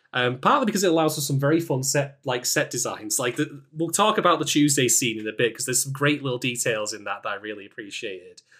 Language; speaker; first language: English; native; English